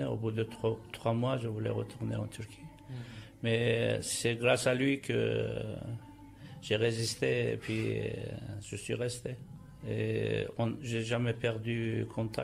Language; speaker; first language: French; non-native, fluent; Turkish